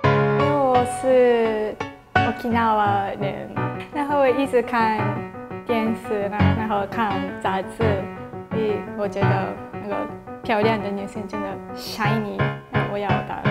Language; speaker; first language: Chinese; non-native, learner; Japanese